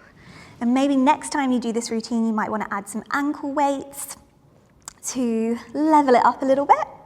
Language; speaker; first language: English; native; English